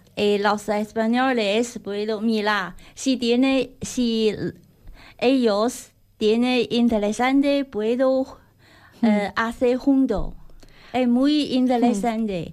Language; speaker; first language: Spanish; non-native, learner; Chinese